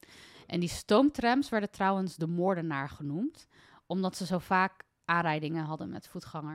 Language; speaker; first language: Dutch; native; Dutch